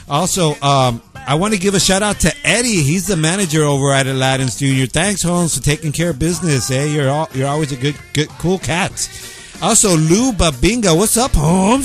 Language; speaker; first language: English; early bilingual, other home language; Spanish